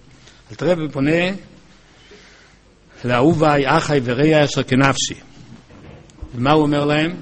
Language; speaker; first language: Hebrew; native; Hebrew